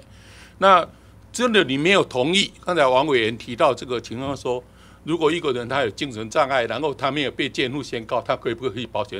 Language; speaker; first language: Chinese; native; Chinese